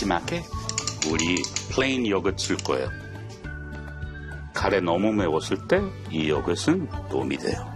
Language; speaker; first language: Korean; non-native, fluent; English